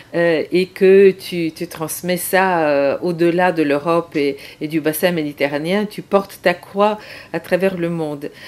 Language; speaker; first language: French; non-native, fluent; Bulgarian